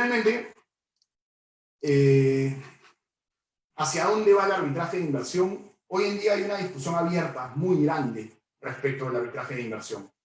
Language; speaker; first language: Spanish; native; Spanish